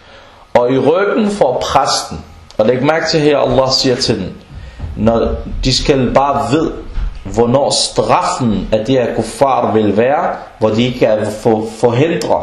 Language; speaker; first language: Danish; non-native, local second language; Arabic